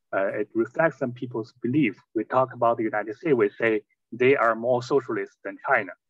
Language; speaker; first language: English; non-native, fluent; Chinese